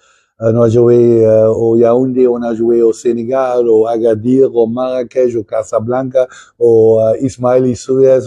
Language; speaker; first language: French; non-native, fluent; Dutch